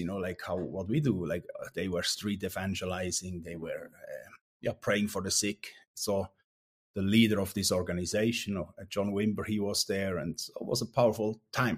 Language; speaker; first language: English; non-native, fluent; Swiss German